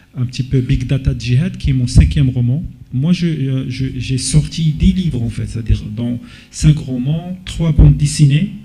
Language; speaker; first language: French; non-native, local second language; Arabic